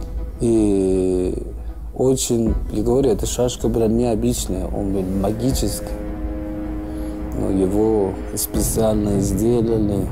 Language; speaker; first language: Russian; non-native, learner; Persian